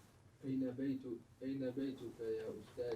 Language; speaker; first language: Arabic; non-native, learner; English